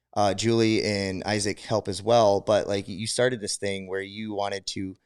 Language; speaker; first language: English; native; English